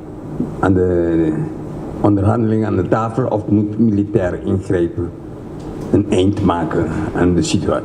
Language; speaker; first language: Dutch; non-native, local second language; Papiamento